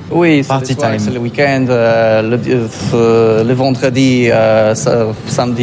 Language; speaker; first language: French; non-native, learner; Polish